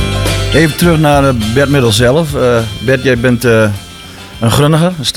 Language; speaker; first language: Dutch; native; Dutch